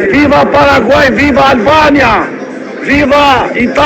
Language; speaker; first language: Spanish; non-native, learner; Albanian